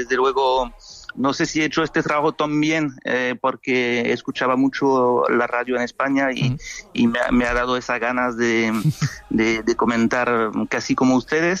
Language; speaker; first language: Spanish; non-native, fluent; French